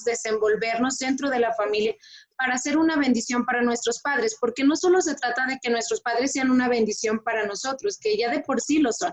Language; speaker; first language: Spanish; native; Spanish